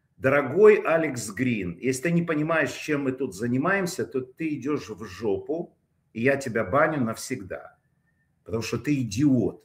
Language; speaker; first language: Russian; native; Russian